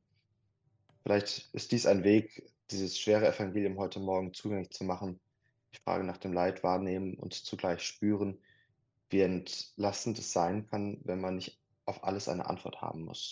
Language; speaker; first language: German; native; German